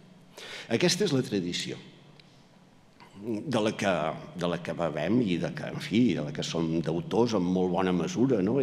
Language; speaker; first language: Catalan; native; Catalan